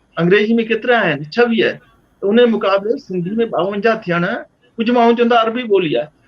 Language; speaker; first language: Sindhi; early bilingual, heritage; Sindhi